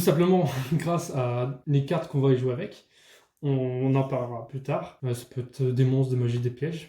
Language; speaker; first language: French; native; French